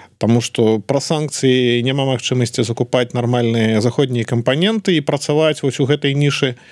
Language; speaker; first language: Belarusian; native; Belarusian